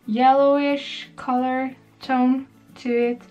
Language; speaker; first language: English; non-native, fluent; Swedish